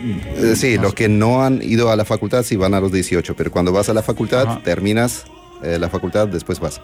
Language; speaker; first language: Spanish; non-native, fluent; Armenian